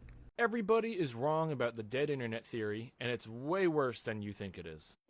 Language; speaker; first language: English; native; English